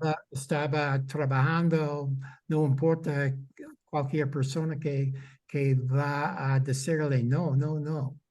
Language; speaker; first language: Spanish; non-native, fluent; English